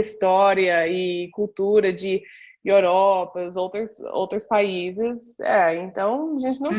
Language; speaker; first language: Portuguese; non-native, fluent; English